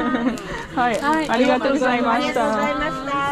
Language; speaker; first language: Japanese; non-native, fluent; English